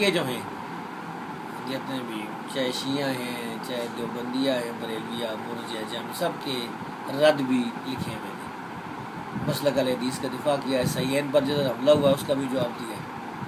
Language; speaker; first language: Urdu; non-native, local second language; Pashto